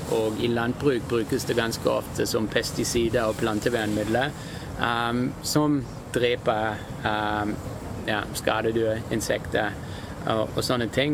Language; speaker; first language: Norwegian; non-native, fluent; German